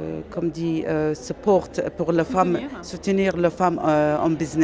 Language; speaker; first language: French; non-native, learner; Arabic